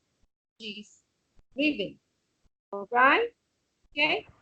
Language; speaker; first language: English; non-native, fluent; Spanish